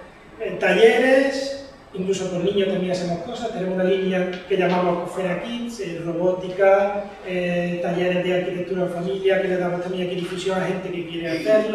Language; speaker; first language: Spanish; native; Spanish